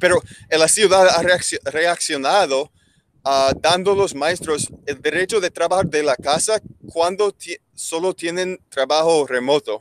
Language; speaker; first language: Spanish; non-native, learner; English